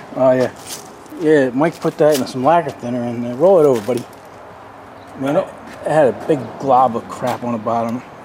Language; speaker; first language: English; native; English